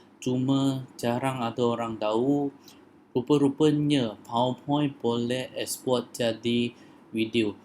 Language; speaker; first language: Malay; non-native, local second language; Chinese